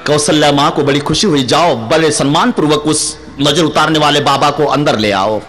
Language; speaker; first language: Hindi; non-native, local second language; Marathi